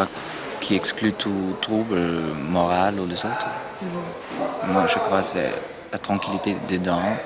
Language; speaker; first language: French; non-native, fluent; German